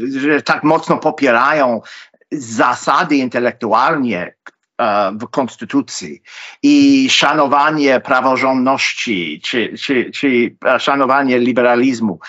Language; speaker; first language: Polish; non-native, fluent; English